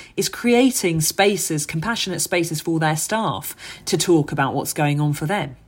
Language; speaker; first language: English; native; English